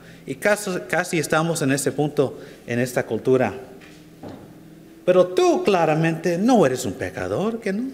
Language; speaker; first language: Spanish; non-native, fluent; English